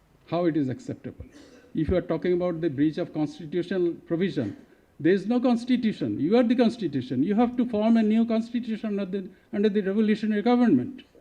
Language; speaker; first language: English; non-native, local second language; Bangla